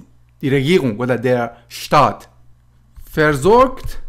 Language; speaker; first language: German; non-native, fluent; Persian